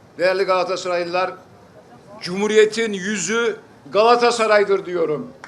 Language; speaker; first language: Turkish; native; Turkish